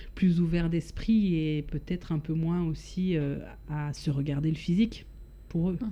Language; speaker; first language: French; native; French